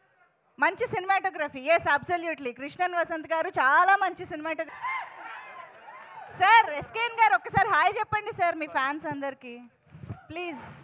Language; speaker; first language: Telugu; native; Telugu